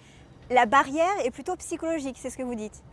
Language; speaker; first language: French; native; French